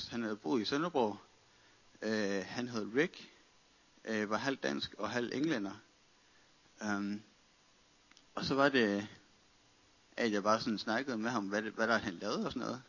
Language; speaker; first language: Danish; native; Danish